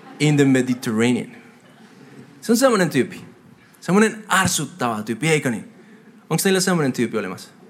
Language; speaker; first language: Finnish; non-native, fluent; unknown